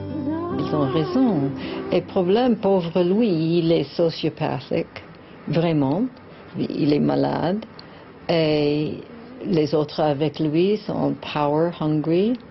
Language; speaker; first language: French; non-native, learner; English